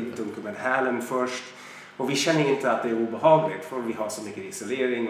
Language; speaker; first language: Swedish; non-native, fluent; English